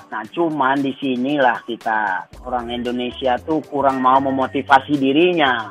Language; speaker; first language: Indonesian; native; Indonesian